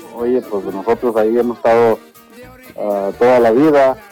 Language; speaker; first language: Spanish; early bilingual, heritage; Spanish